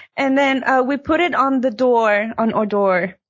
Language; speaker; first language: English; early bilingual, heritage; Chinese